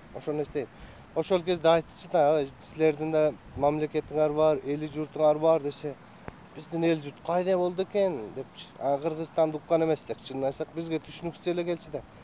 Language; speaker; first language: Kyrgyz; early bilingual, heritage; Kyrgyz